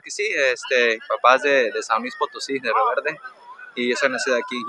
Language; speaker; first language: Spanish; early bilingual, heritage; Spanish